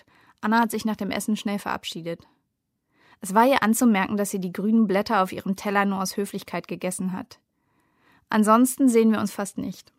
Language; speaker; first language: German; native; German